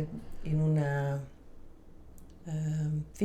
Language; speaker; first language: Spanish; non-native, fluent; Dutch